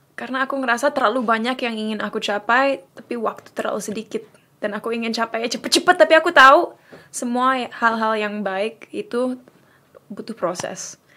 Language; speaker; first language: Indonesian; native; Indonesian